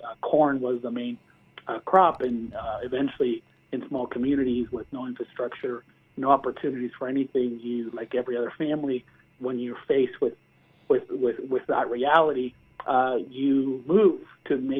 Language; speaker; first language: English; early bilingual, other home language; Spanish